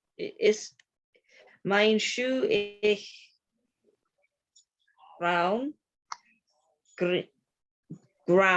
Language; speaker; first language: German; non-native, learner; English